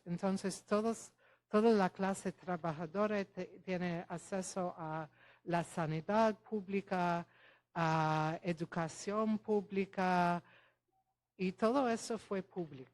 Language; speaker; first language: Spanish; non-native, fluent; Polish